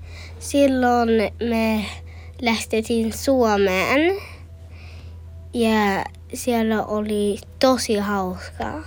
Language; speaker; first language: Finnish; early bilingual, heritage; Finnish